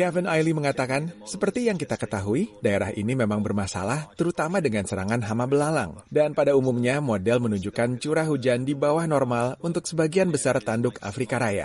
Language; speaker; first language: Indonesian; native; Indonesian